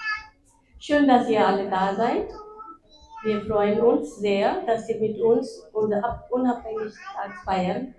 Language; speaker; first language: German; non-native, fluent; Urdu